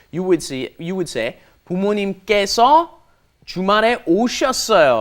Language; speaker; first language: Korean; non-native, fluent; English